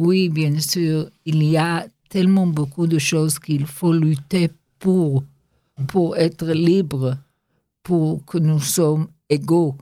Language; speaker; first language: French; non-native, learner; Hebrew